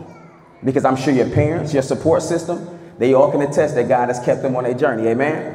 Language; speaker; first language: English; native; English